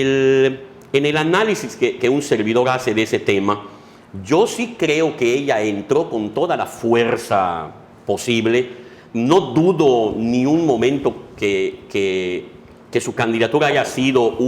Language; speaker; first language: Spanish; native; Spanish